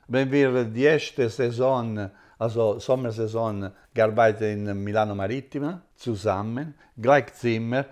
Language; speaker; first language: German; non-native, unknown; Italian